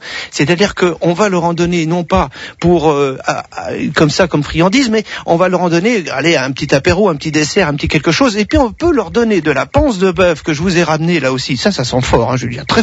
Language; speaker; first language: French; native; French